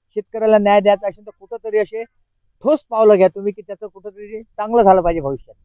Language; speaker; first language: Marathi; native; Marathi